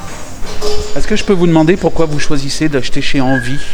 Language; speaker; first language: French; native; French